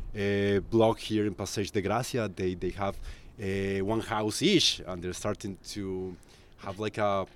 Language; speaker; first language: English; non-native, fluent; Spanish